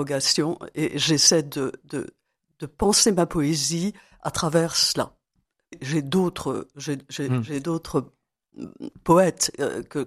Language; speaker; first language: French; native; French